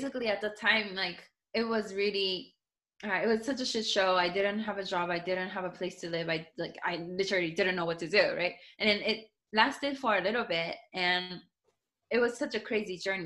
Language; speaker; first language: English; non-native, fluent; Japanese